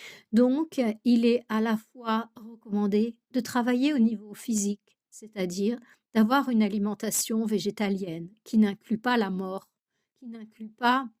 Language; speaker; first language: French; native; French